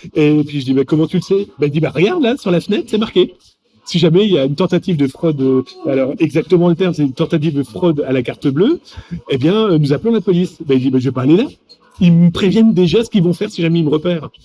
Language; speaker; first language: French; native; French